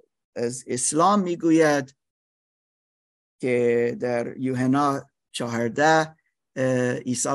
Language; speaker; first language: Persian; non-native, learner; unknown